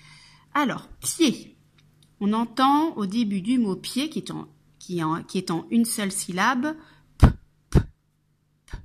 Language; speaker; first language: French; native; French